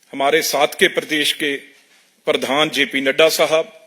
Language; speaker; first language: Hindi; non-native, local second language; Punjabi